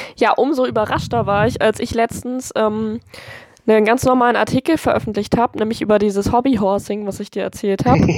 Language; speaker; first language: German; native; German